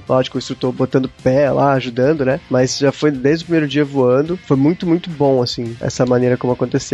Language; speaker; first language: Portuguese; native; Portuguese